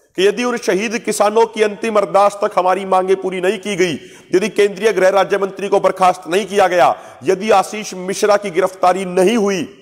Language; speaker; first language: Hindi; non-native, local second language; Punjabi